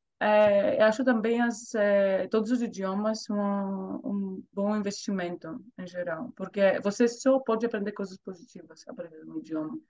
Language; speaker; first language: Portuguese; non-native, fluent; Greek